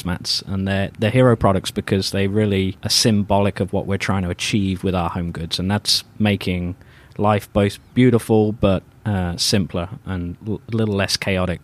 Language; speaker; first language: English; native; English